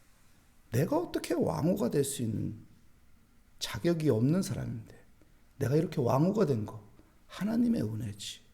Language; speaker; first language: Korean; native; Korean